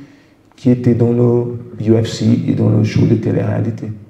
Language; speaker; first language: French; non-native, fluent; Portuguese